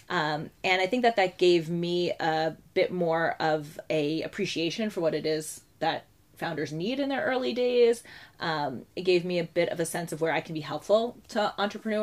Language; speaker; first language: English; native; English